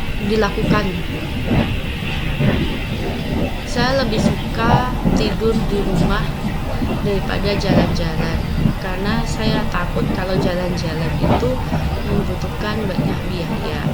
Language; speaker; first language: Indonesian; non-native, local second language; Javanese